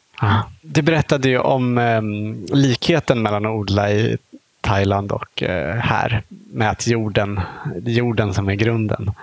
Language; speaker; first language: Swedish; native; Swedish